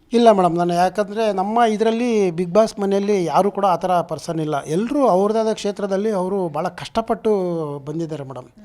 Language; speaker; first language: Kannada; native; Kannada